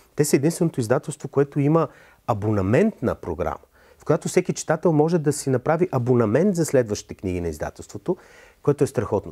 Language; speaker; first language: Bulgarian; native; Bulgarian